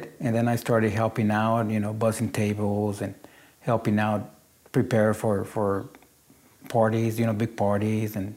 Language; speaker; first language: English; non-native, fluent; Spanish